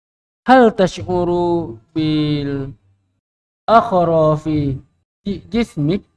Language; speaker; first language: Arabic; non-native, learner; Indonesian